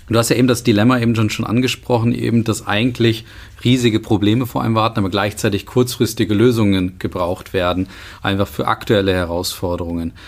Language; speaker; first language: German; native; German